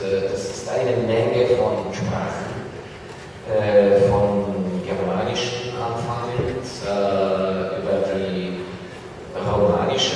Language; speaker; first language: German; non-native, fluent; Ukrainian